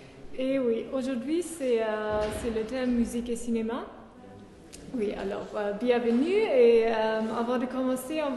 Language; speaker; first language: French; non-native, fluent; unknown